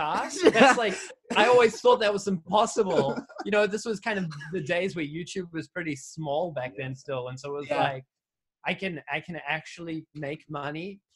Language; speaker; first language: English; native; English